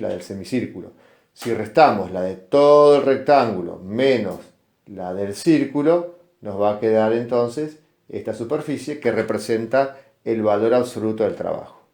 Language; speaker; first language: Spanish; native; Spanish